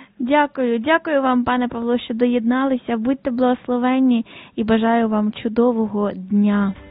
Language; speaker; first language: Ukrainian; native; Ukrainian